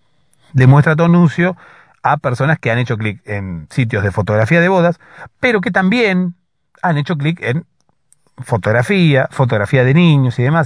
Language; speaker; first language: Spanish; native; Spanish